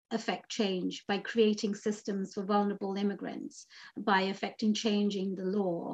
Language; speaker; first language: English; native; English